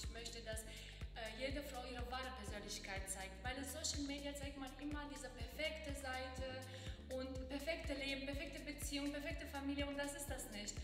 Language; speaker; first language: German; non-native, fluent; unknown